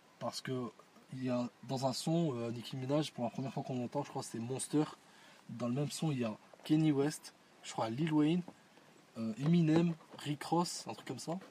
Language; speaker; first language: French; early bilingual, other home language; Arabic